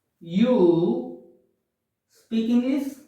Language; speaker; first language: English; non-native, fluent; Gujarati